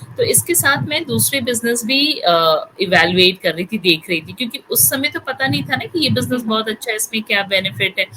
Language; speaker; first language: Hindi; native; Hindi